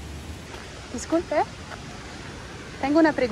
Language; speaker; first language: Spanish; non-native, learner; English